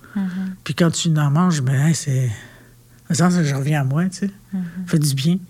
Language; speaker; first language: French; non-native, local second language; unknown